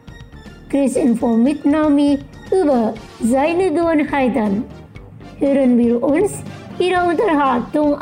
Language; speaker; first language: German; non-native, fluent; Indonesian